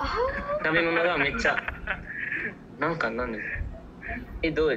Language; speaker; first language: Japanese; non-native, learner; Malay